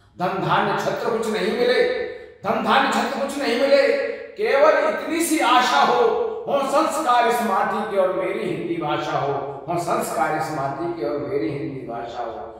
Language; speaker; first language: Hindi; native; Hindi